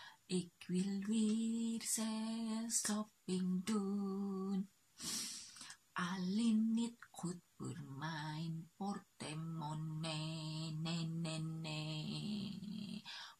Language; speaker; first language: Dutch; non-native, learner; Indonesian